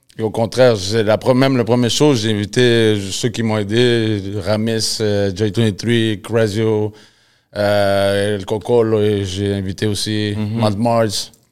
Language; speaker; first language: French; early bilingual, other home language; Spanish